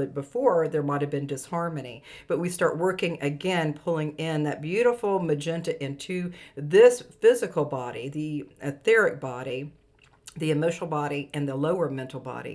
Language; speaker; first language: English; native; English